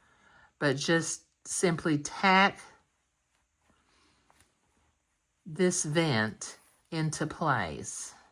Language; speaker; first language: English; native; English